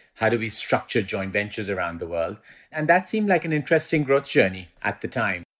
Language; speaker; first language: English; non-native, local second language; Urdu